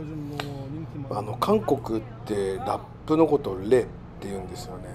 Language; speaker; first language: Japanese; native; Japanese